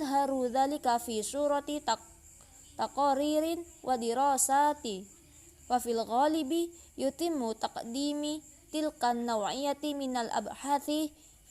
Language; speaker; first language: Arabic; non-native, learner; Indonesian